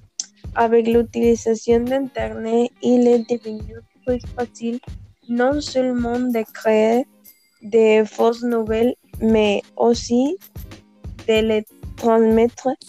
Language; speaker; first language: French; non-native, learner; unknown